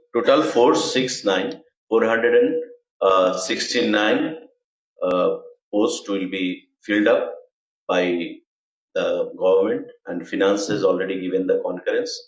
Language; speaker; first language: English; non-native, local second language; Bangla